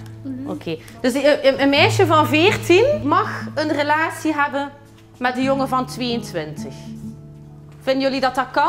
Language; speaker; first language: Dutch; native; Dutch